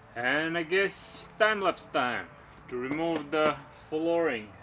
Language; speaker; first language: English; non-native, learner; Latvian